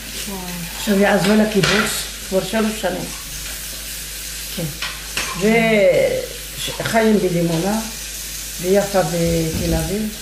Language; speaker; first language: Hebrew; non-native, fluent; Arabic